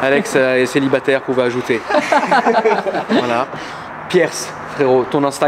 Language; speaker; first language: French; native; French